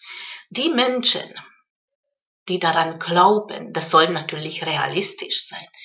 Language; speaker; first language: German; non-native, fluent; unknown